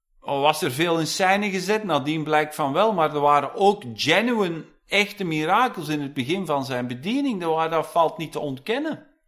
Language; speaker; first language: Dutch; non-native, fluent; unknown